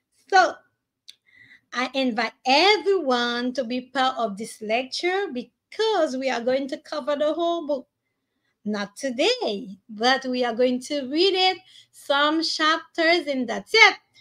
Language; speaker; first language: English; non-native, learner; Haitian Creole